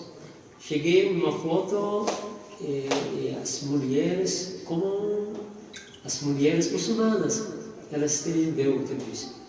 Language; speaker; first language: Portuguese; non-native, fluent; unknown